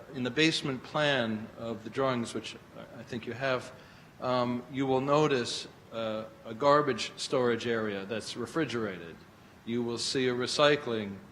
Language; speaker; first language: English; native; English